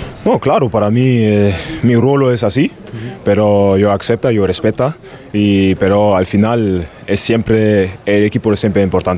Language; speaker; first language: Spanish; non-native, learner; German